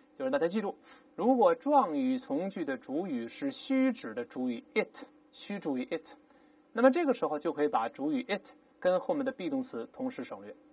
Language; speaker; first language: Chinese; native; Chinese